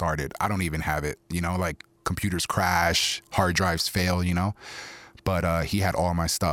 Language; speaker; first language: English; early bilingual, other home language; Spanish